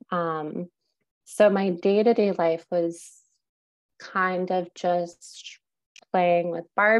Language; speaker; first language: English; native; English